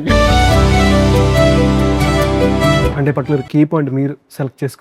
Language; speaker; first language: Telugu; native; Telugu